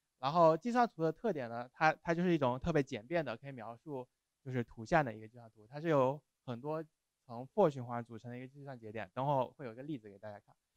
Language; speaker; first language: Chinese; native; Chinese